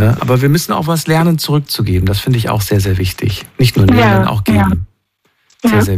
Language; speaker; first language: German; native; German